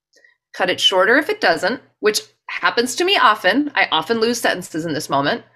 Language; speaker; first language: English; native; English